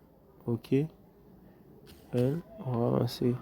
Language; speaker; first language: French; non-native, learner; Haitian Creole